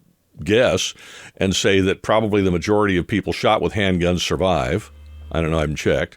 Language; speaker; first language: English; native; English